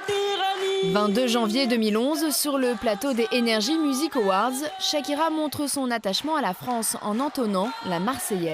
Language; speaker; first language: French; native; French